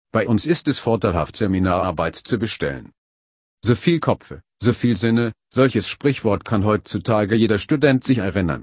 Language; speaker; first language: German; non-native, learner; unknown